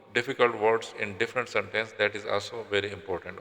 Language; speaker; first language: English; non-native, local second language; Urdu